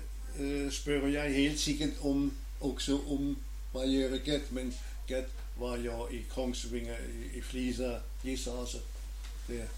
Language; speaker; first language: Danish; non-native, learner; German